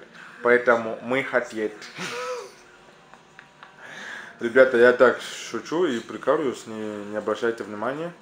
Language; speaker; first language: Russian; non-native, learner; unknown